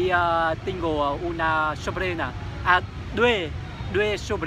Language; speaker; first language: Spanish; non-native, learner; Vietnamese